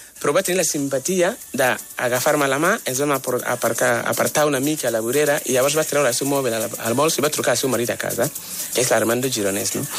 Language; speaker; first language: Catalan; non-native, fluent; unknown